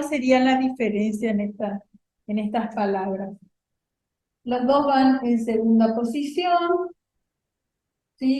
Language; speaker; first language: Spanish; native; Spanish